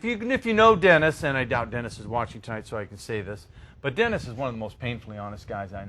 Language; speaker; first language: English; native; English